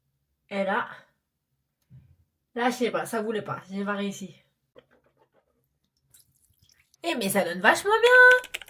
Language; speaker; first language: French; native; French